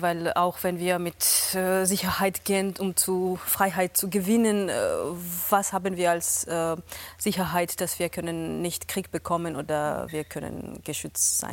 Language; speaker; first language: German; non-native, fluent; Georgian